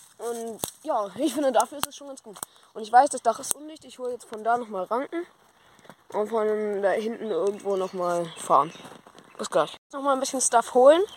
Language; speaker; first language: German; native; German